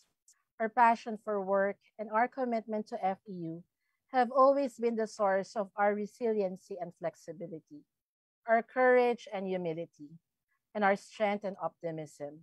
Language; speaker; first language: English; non-native, local second language; Filipino